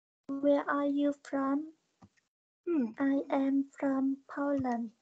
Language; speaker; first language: English; non-native, learner; Vietnamese